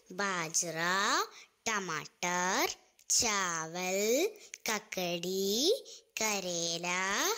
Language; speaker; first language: Urdu; non-native, local second language; Malayalam